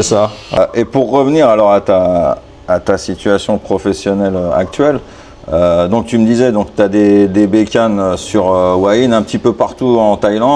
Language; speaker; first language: French; native; French